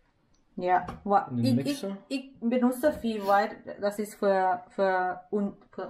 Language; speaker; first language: German; non-native, learner; Thai